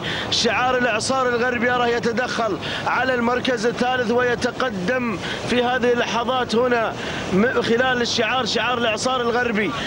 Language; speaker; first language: Arabic; native; Arabic